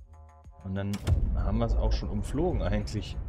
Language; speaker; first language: German; native; German